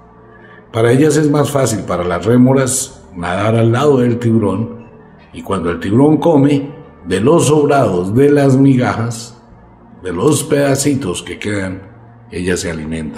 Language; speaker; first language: Spanish; native; Spanish